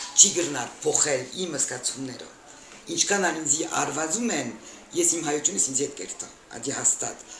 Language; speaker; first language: Armenian; early bilingual, heritage; Armenian